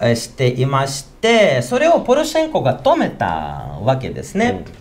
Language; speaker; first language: Japanese; non-native, fluent; Ukrainian